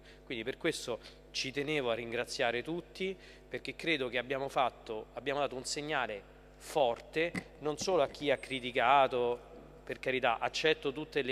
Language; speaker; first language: Italian; native; Italian